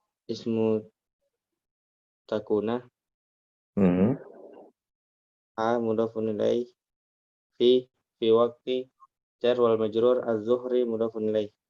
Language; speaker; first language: Arabic; non-native, learner; Indonesian